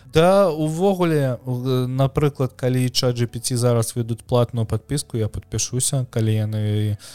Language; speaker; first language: Belarusian; non-native, local second language; Russian